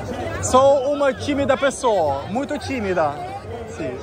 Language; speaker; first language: Portuguese; non-native, learner; Russian